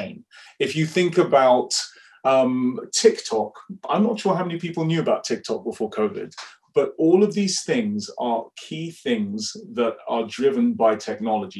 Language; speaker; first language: English; non-native, local second language; Yoruba